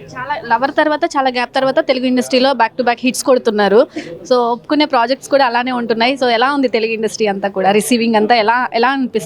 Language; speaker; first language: Telugu; native; Telugu